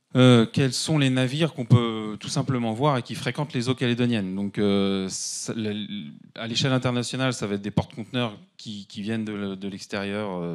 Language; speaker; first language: French; native; French